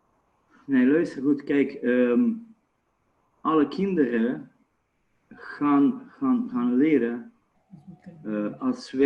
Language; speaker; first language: Dutch; non-native, fluent; Romanian